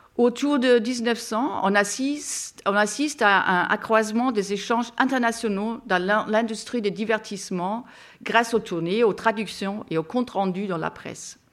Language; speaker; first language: French; non-native, fluent; German